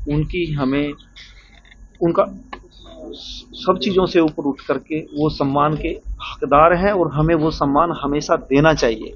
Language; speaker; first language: Hindi; native; Hindi